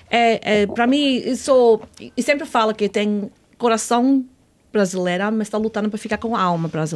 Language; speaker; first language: Portuguese; non-native, fluent; English